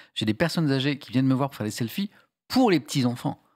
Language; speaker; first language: French; native; French